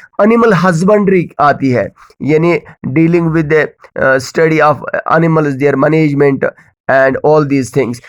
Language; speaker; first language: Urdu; non-native, local second language; Kashmiri